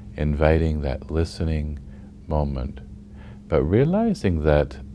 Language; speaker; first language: English; native; English